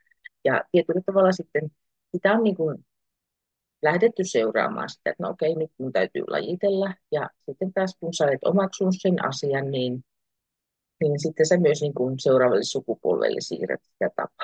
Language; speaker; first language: Finnish; native; Finnish